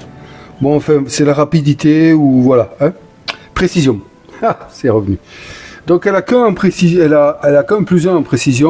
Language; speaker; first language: French; native; French